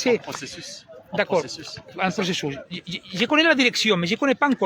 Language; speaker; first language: French; non-native, learner; Spanish